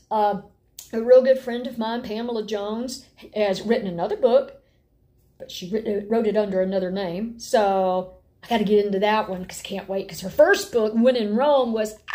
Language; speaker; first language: English; native; English